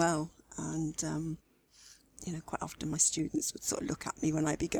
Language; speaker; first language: English; native; English